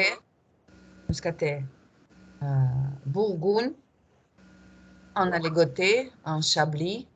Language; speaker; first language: French; non-native, learner; Russian